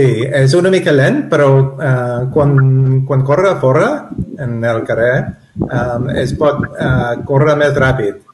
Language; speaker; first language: Catalan; non-native, learner; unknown